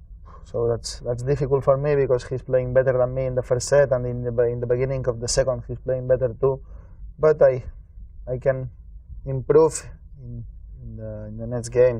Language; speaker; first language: English; non-native, learner; Spanish